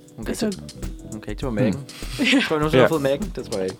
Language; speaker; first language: Danish; native; Danish